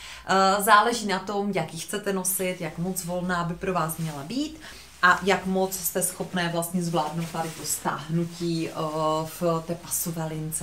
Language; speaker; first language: Czech; native; Czech